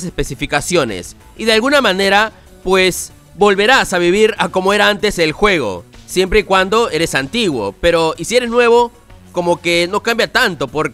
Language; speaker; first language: Spanish; native; Spanish